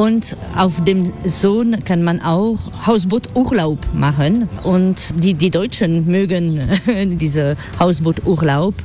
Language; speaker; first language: German; non-native, fluent; French